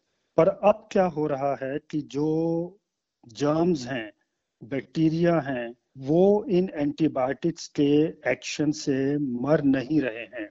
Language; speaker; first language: Hindi; native; Hindi